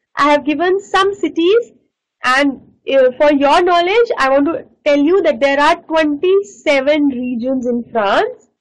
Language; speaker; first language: English; non-native, local second language; Hindi